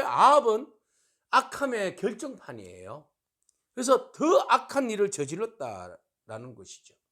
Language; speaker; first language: Korean; native; Korean